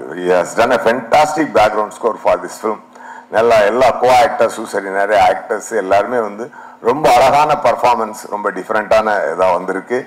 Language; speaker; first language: Tamil; native; Tamil